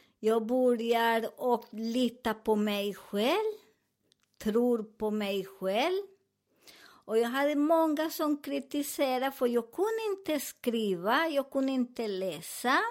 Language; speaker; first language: Swedish; non-native, learner; Spanish